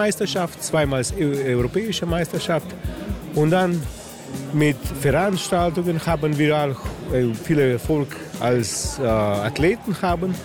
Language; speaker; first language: German; non-native, learner; Slovenian